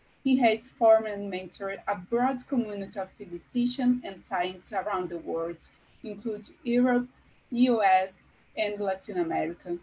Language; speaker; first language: English; non-native, fluent; Portuguese